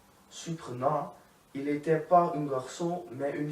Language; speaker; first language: French; non-native, learner; Dutch